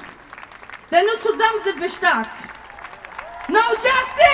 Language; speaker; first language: German; native; German